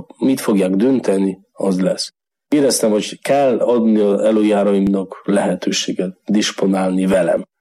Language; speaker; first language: Hungarian; non-native, learner; Polish